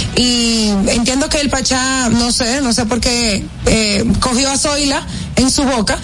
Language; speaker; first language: Spanish; native; Spanish